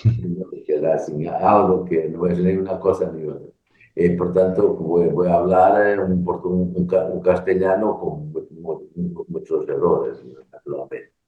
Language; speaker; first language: Spanish; non-native, learner; Portuguese